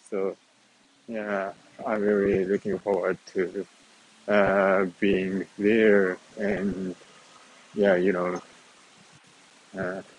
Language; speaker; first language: English; non-native, fluent; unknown